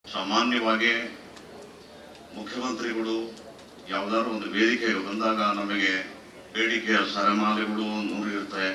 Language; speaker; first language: Kannada; native; Kannada